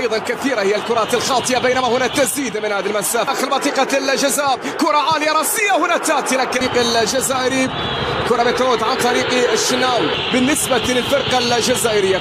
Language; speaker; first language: Arabic; native; Arabic